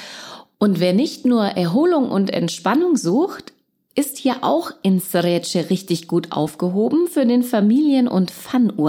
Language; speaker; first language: German; native; German